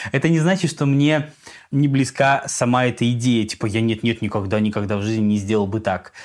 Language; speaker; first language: Russian; native; Russian